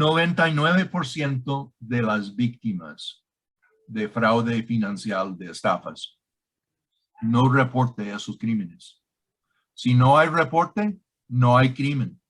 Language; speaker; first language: Spanish; non-native, learner; English